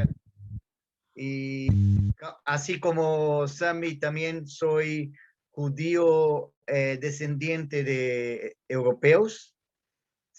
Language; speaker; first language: Spanish; non-native, learner; Portuguese